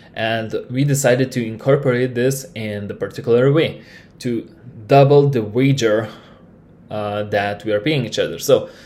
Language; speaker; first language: English; non-native, fluent; Lithuanian